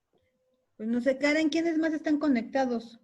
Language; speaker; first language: Spanish; native; Spanish